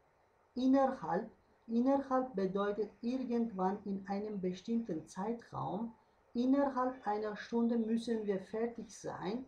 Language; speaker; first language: German; non-native, fluent; Uzbek